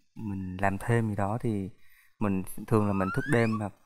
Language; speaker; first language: Vietnamese; native; Vietnamese